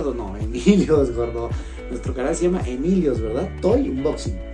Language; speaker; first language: Spanish; native; Spanish